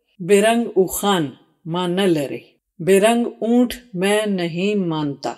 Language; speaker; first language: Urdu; non-native, local second language; Pashto